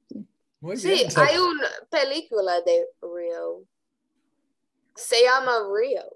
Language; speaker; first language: Spanish; non-native, learner; English